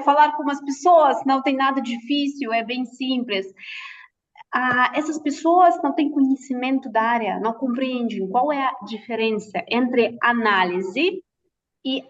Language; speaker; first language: Portuguese; non-native, fluent; Russian